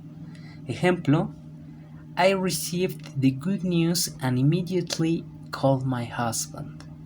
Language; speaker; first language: English; non-native, fluent; Spanish